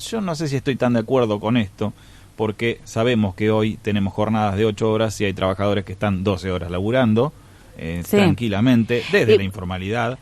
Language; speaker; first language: Spanish; native; Spanish